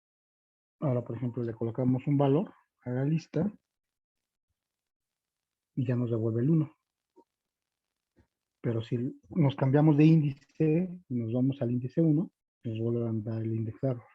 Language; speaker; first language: Spanish; native; Spanish